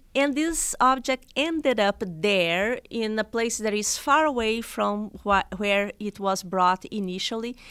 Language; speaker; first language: English; non-native, fluent; Portuguese